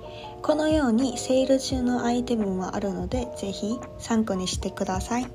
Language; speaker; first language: Japanese; non-native, fluent; Korean